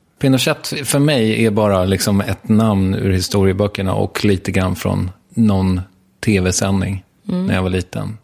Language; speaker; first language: Swedish; native; Swedish